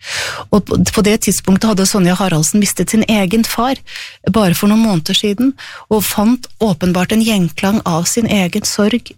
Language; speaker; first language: Norwegian; native; Norwegian